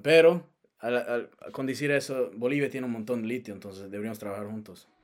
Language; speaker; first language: Spanish; non-native, fluent; English